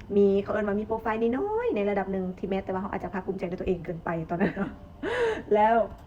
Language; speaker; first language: Thai; native; Thai